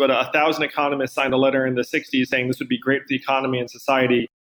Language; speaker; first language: English; native; English